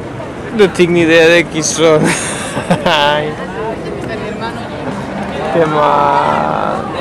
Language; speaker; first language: Spanish; non-native, local second language; Catalan